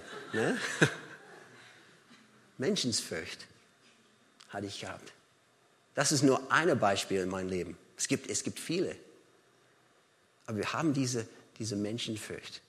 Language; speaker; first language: German; non-native, fluent; English